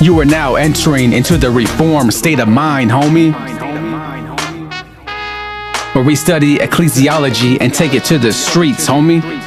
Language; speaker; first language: English; early bilingual, other home language; Spanish